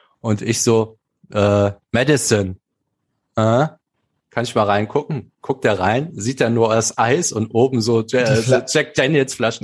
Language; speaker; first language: German; native; German